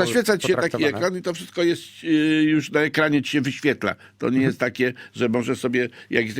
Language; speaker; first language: Polish; native; Polish